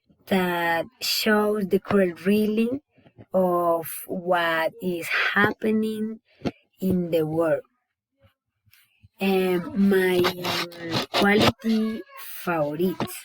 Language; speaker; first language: English; non-native, learner; Spanish